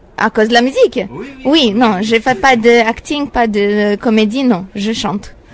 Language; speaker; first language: French; non-native, fluent; Romanian